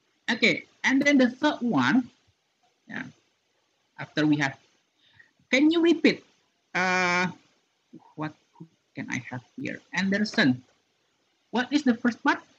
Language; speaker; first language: English; non-native, fluent; Indonesian